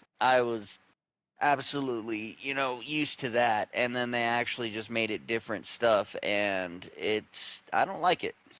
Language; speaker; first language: English; native; English